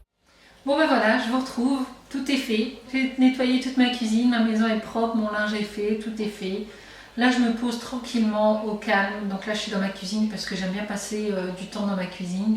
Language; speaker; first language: French; native; French